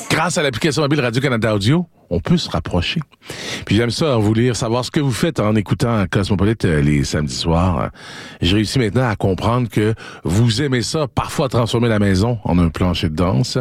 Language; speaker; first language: French; native; French